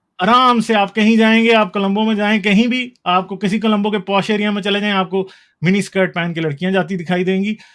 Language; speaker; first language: Urdu; native; Urdu